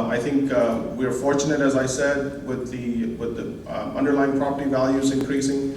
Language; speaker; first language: English; non-native, local second language; Hindi